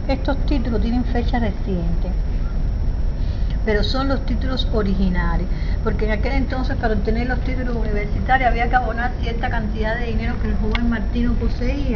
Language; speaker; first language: Spanish; native; Spanish